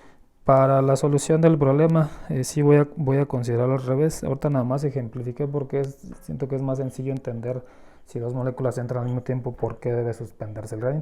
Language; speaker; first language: Spanish; native; Spanish